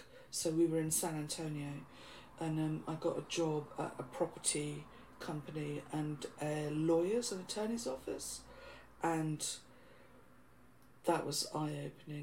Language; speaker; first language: English; native; English